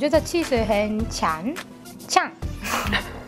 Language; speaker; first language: Chinese; non-native, learner; Japanese